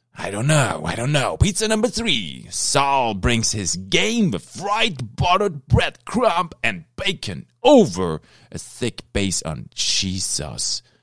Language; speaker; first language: English; non-native, fluent; German